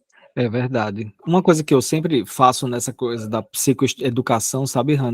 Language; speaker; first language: Portuguese; native; Portuguese